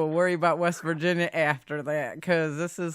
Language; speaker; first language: English; native; English